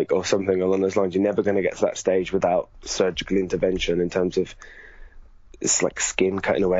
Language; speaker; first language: English; native; English